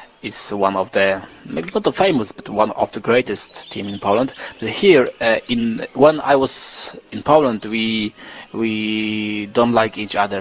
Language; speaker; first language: English; non-native, learner; Polish